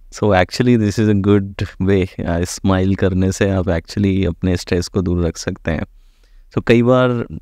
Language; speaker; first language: Hindi; native; Hindi